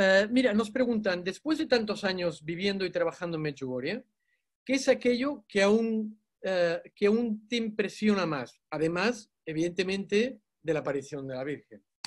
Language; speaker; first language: Spanish; native; Spanish